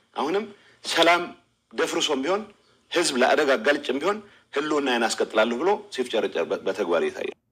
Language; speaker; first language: Amharic; non-native, local second language; Tigrinya